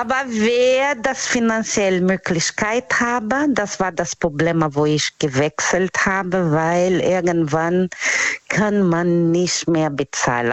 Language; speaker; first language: German; non-native, learner; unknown